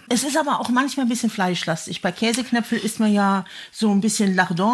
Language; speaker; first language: German; native; German